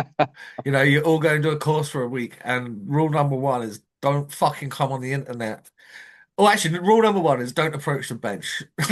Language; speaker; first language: English; native; English